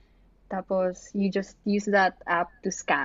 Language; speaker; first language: English; non-native, local second language; Filipino